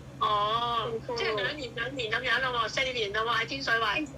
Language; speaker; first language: Chinese; non-native, learner; Indonesian